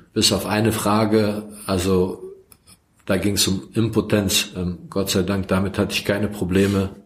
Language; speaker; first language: German; early bilingual, other home language; Croatian